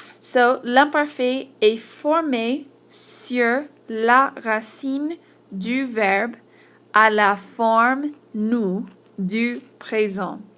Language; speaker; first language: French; non-native, fluent; English